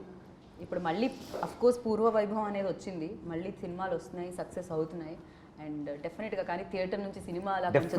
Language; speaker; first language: Telugu; native; Telugu